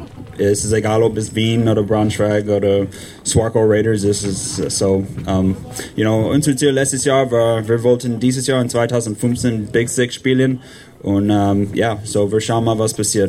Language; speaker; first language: German; non-native, learner; English